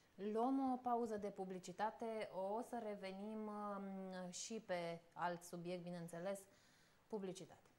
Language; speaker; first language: Romanian; native; Romanian